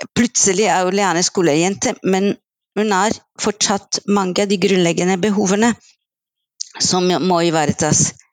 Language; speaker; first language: Norwegian; non-native, fluent; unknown